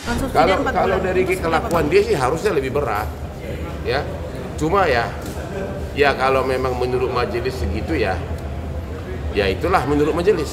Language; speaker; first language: Indonesian; native; Indonesian